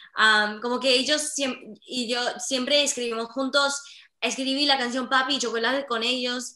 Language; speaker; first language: Spanish; early bilingual, heritage; Spanish